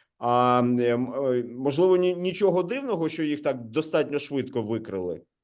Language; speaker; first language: Ukrainian; native; Ukrainian